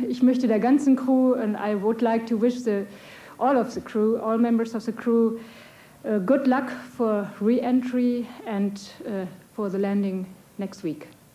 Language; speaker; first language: English; non-native, fluent; German